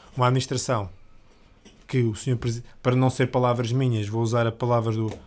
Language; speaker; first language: Portuguese; native; Portuguese